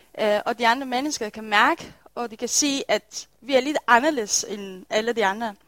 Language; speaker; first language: Danish; non-native, fluent; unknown